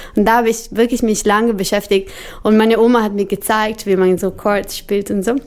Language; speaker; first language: German; non-native, fluent; Italian